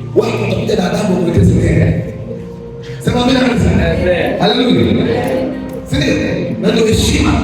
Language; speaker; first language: Swahili; non-native, local second language; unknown